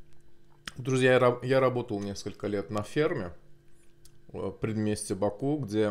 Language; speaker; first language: Russian; non-native, local second language; Azerbaijani